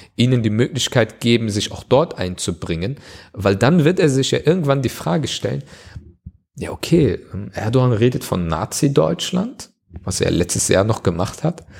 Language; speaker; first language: German; early bilingual, other home language; Turkish